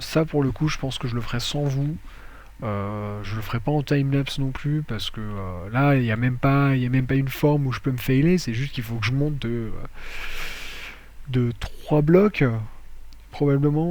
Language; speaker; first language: French; native; French